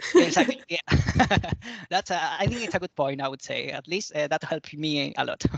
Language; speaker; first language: English; non-native, fluent; Spanish